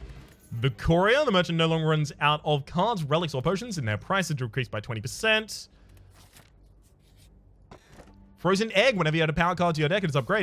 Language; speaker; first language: English; native; English